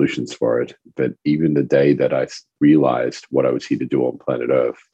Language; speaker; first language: English; non-native, local second language; French